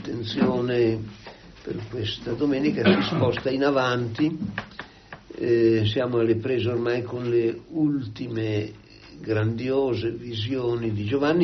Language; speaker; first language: Italian; native; Italian